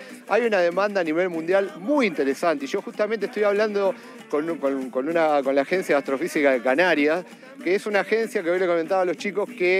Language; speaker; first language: Spanish; native; Spanish